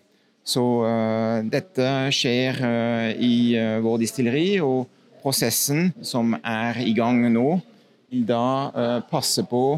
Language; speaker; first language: Norwegian; non-native, fluent; French